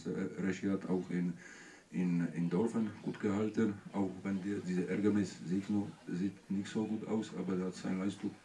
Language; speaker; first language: German; non-native, learner; Czech